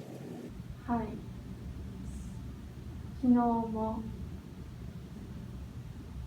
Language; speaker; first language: Japanese; non-native, learner; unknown